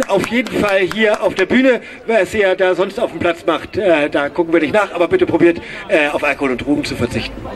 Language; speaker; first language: German; native; German